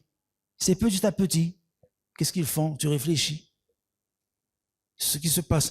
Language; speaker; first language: French; non-native, local second language; Arabic